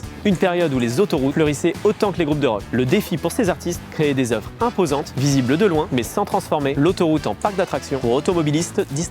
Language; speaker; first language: French; native; French